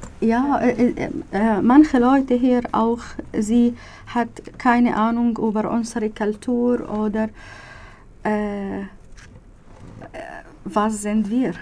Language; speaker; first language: German; non-native, learner; Arabic